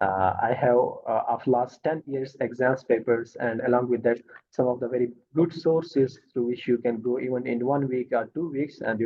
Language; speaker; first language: English; non-native, fluent; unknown